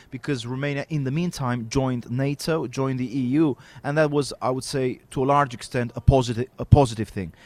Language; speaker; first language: English; non-native, fluent; Romanian